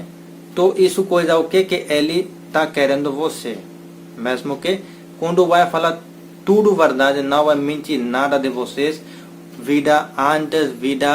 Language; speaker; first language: Portuguese; non-native, learner; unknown